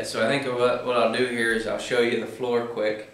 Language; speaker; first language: English; native; English